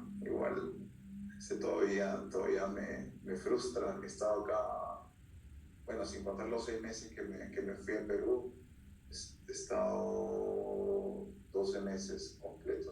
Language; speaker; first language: Spanish; early bilingual, heritage; Spanish